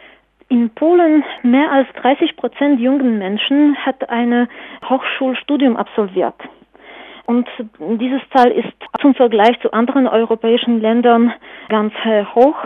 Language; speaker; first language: German; non-native, fluent; Polish